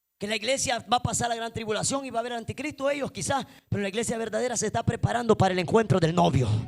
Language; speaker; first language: Spanish; native; Spanish